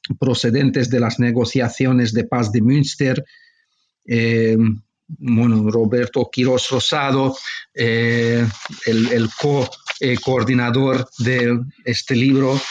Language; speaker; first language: Spanish; non-native, fluent; Hungarian